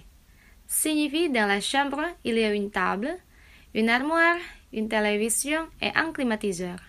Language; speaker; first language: French; non-native, fluent; Indonesian